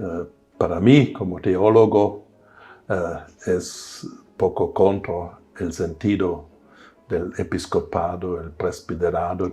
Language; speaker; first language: Spanish; non-native, fluent; German